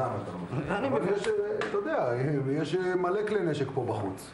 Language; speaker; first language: Hebrew; native; Hebrew